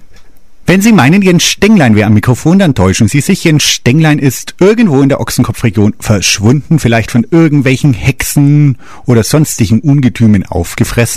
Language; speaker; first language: German; native; German